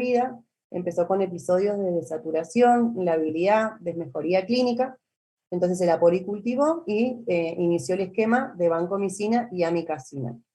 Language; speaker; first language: Spanish; native; Spanish